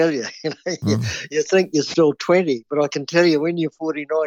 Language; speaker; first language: English; native; English